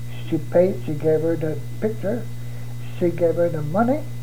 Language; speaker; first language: English; non-native, fluent; French